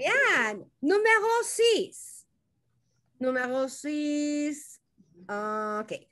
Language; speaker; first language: French; non-native, learner; Spanish